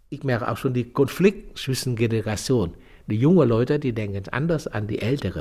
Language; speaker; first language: German; non-native, fluent; Vietnamese